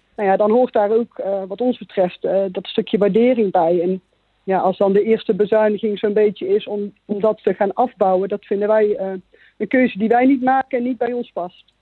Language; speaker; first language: Dutch; native; Dutch